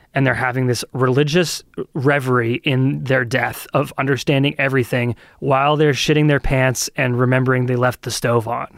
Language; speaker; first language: English; native; English